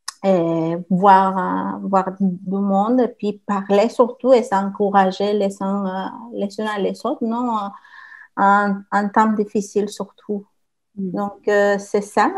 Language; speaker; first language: French; non-native, fluent; Spanish